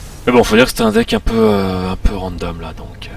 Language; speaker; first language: French; native; French